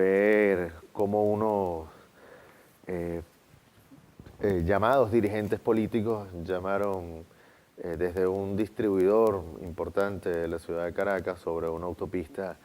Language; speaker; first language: Spanish; native; Spanish